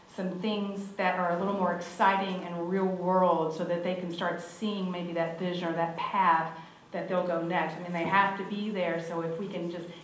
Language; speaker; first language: English; native; English